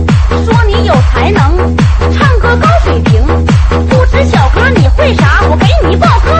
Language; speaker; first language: Chinese; native; Chinese